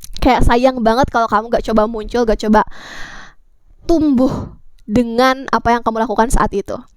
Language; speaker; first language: Indonesian; native; Indonesian